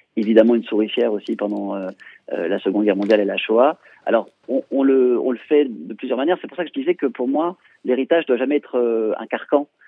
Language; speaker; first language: French; native; French